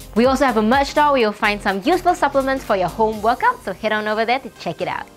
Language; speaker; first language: English; native; English